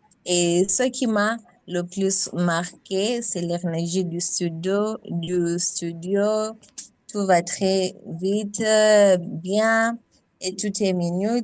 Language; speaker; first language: French; non-native, fluent; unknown